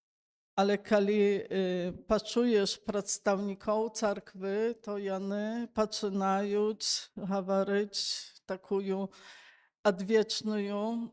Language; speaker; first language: Polish; non-native, local second language; Belarusian